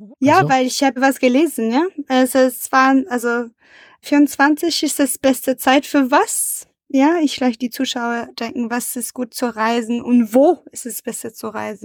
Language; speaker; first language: German; non-native, learner; French